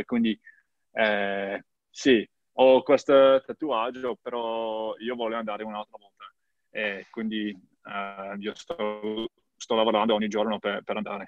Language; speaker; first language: Italian; non-native, learner; English